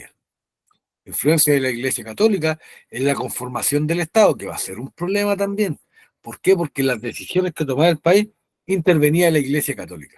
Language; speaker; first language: Spanish; native; Spanish